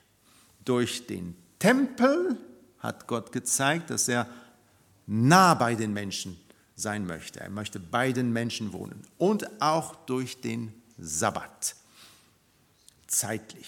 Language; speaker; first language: German; non-native, fluent; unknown